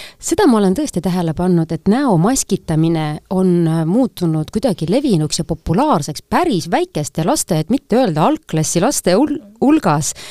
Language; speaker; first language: Estonian; native; Estonian